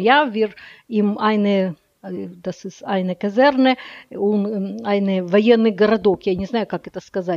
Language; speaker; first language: German; non-native, learner; Russian